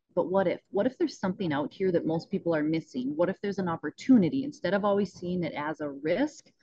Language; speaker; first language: English; native; English